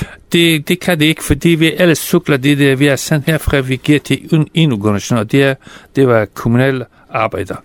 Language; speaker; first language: Danish; non-native, fluent; Persian